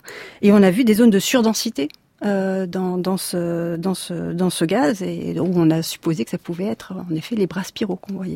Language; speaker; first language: French; native; French